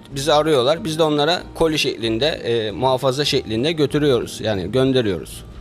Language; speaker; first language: Turkish; native; Turkish